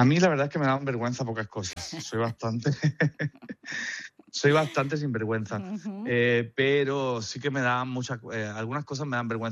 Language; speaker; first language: Spanish; native; Spanish